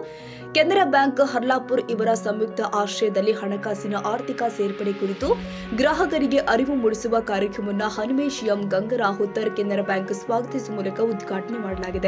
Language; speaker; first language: Kannada; native; Kannada